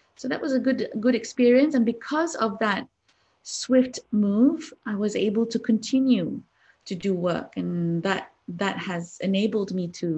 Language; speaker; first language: English; non-native, local second language; Malay